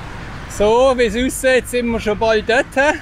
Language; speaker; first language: German; native; German